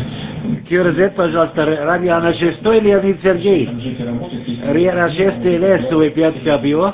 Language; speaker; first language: Russian; non-native, learner; German